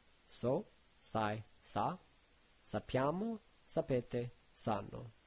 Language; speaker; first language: Italian; non-native, learner; English